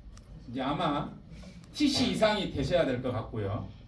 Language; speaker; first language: Korean; native; Korean